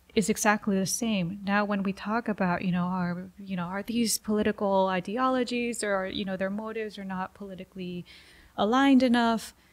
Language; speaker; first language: English; early bilingual, other home language; Spanish